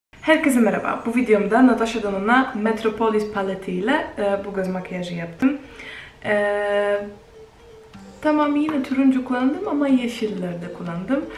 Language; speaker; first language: Turkish; non-native, fluent; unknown